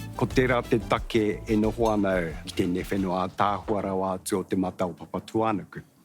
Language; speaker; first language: Māori; non-native, fluent; Japanese